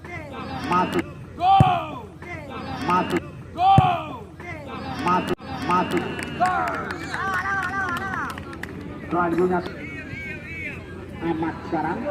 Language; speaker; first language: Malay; non-native, local second language; Achinese